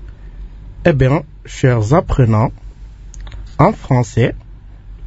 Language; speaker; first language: French; non-native, local second language; Lingala